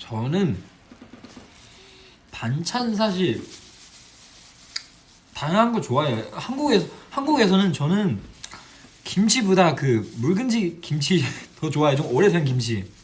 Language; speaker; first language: Korean; non-native, fluent; Chinese